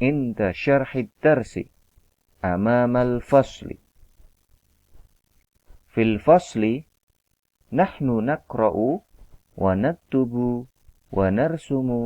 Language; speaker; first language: Arabic; non-native, fluent; Indonesian